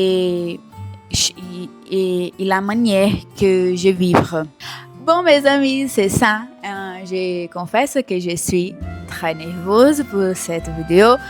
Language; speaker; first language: French; non-native, learner; Portuguese